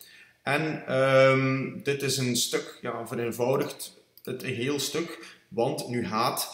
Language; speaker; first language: Dutch; native; Dutch